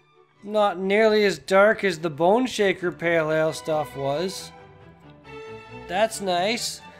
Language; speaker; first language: English; native; English